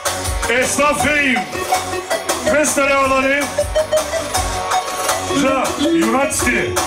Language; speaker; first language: Bulgarian; non-native, local second language; Turkish